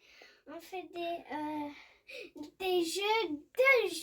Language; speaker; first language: French; early bilingual, other home language; Bangla